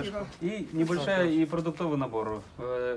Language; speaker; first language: Russian; native; Russian